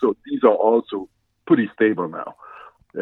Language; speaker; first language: English; non-native, fluent; German